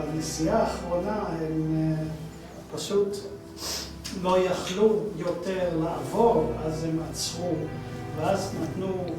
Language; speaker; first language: Hebrew; non-native, fluent; Dutch